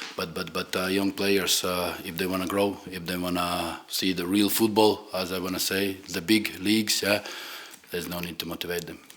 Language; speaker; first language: English; non-native, fluent; Latvian